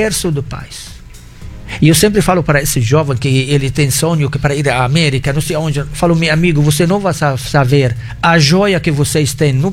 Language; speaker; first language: Portuguese; non-native, fluent; Arabic